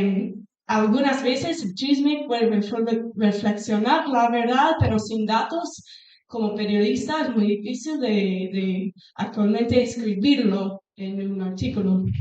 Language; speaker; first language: Spanish; non-native, fluent; English